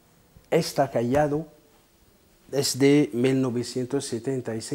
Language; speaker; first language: Spanish; non-native, fluent; Arabic